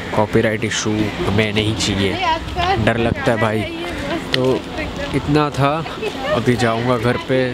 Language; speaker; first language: Hindi; native; Hindi